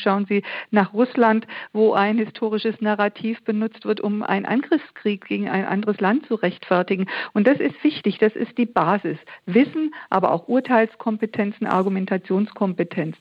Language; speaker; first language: German; native; German